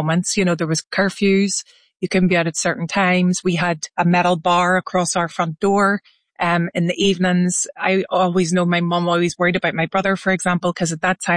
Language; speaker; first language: English; native; English